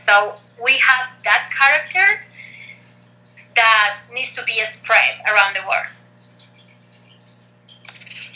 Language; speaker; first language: English; non-native, fluent; Spanish